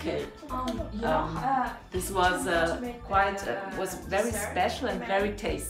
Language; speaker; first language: English; non-native, fluent; German